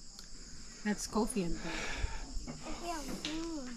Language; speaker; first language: English; non-native, learner; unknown